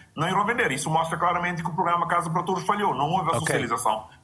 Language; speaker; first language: Portuguese; non-native, local second language; Kabuverdianu